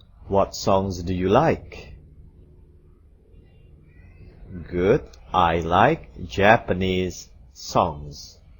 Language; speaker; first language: English; non-native, fluent; Indonesian